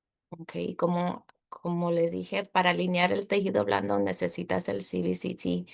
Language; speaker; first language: Spanish; early bilingual, heritage; Spanish